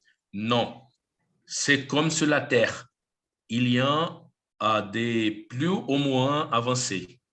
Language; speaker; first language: French; non-native, learner; Portuguese